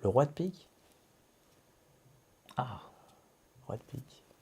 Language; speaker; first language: French; native; French